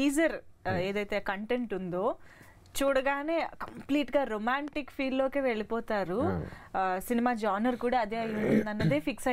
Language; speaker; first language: Telugu; native; Telugu